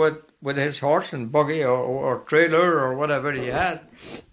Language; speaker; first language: English; native; English